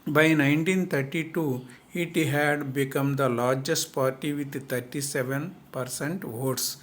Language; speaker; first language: English; non-native, local second language; Telugu